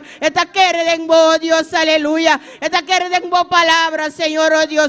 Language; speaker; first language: Spanish; non-native, learner; Papiamento